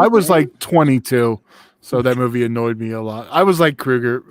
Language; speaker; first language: English; native; English